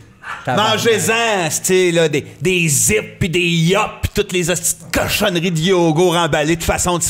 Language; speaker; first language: French; native; French